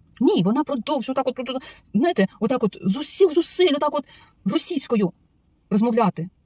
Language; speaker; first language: Ukrainian; non-native, local second language; Russian